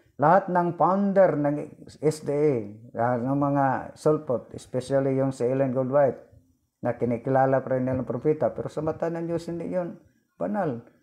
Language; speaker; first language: Filipino; non-native, local second language; Cebuano